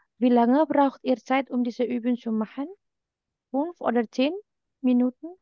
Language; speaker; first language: German; non-native, fluent; Indonesian